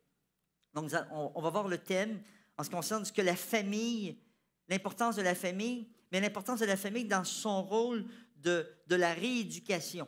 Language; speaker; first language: French; native; French